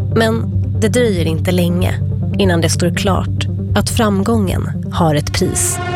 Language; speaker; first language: Swedish; native; Swedish